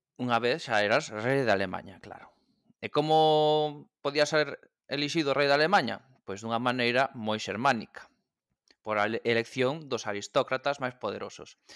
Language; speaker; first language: Galician; native; Galician